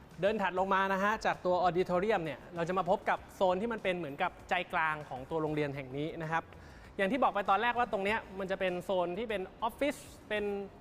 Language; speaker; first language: Thai; native; Thai